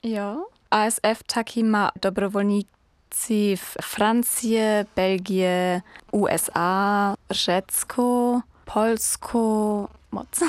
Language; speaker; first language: Czech; non-native, learner; German